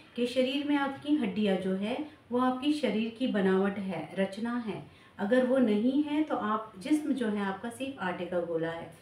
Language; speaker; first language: Hindi; non-native, local second language; Marathi